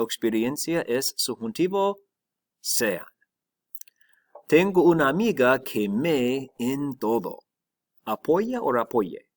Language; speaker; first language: Spanish; non-native, fluent; English